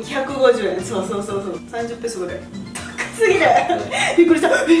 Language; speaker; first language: Japanese; non-native, learner; Spanish